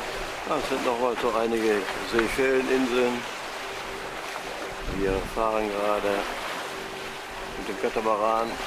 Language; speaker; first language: German; native; German